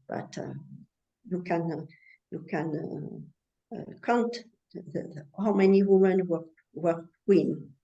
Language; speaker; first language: English; non-native, learner; French